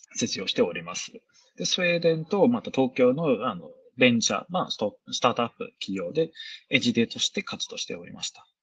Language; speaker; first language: Japanese; non-native, fluent; Swedish